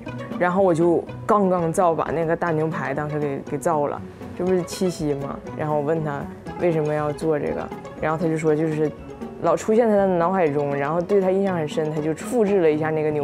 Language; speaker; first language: Chinese; native; Chinese